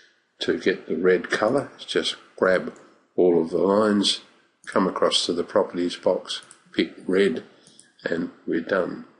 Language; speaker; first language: English; native; English